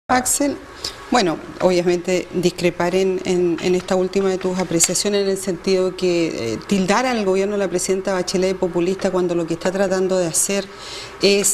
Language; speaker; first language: Spanish; native; Spanish